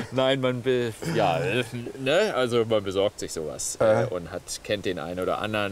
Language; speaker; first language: German; native; German